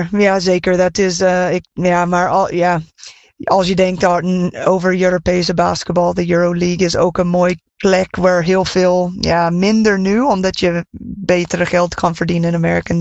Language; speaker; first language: Dutch; non-native, fluent; English